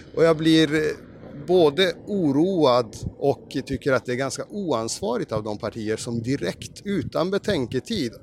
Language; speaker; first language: Swedish; native; Swedish